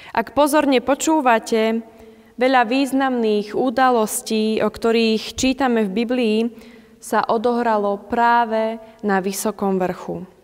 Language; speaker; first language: Slovak; native; Slovak